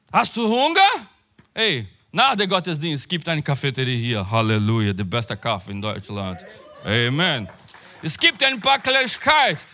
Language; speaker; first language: German; non-native, learner; Portuguese